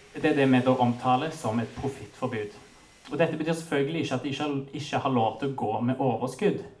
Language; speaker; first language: Norwegian; native; Norwegian